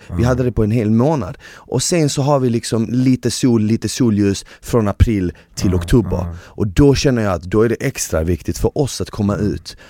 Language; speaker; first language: Swedish; early bilingual, other home language; Bosnian